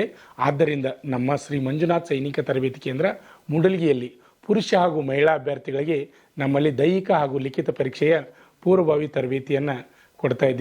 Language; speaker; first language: Kannada; native; Kannada